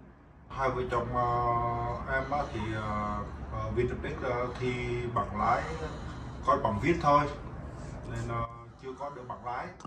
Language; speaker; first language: Vietnamese; non-native, local second language; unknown